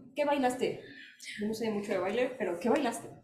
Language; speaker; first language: Spanish; native; Spanish